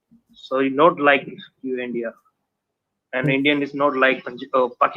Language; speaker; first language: English; non-native, learner; Punjabi